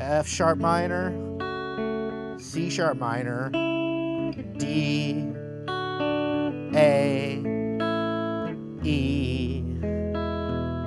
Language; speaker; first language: English; native; English